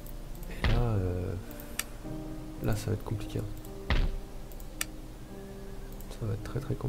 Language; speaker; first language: French; native; French